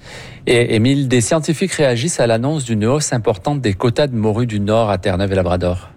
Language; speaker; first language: French; native; French